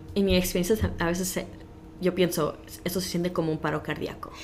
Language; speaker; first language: Spanish; early bilingual, heritage; Spanish